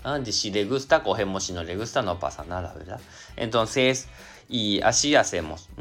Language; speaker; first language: Spanish; non-native, learner; Japanese